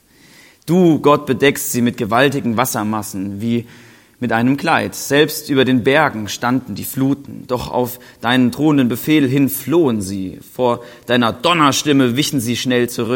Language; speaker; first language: German; native; German